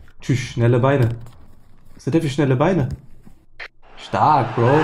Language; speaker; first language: German; native; German